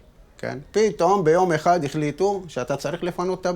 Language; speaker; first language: Hebrew; native; Hebrew